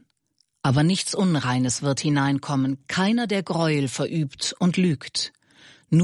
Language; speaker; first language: German; native; German